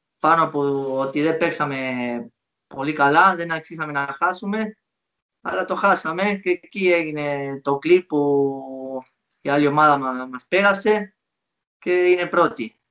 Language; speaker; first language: Greek; non-native, fluent; Spanish